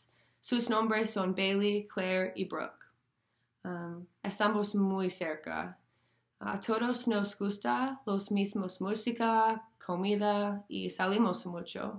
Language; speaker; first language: Spanish; non-native, learner; English